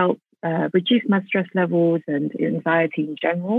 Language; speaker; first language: English; native; English